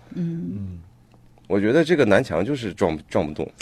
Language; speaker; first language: Chinese; native; Chinese